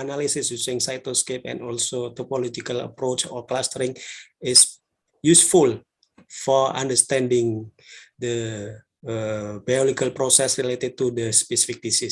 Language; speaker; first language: English; non-native, learner; Indonesian